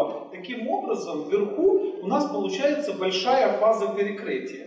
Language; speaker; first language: Russian; native; Russian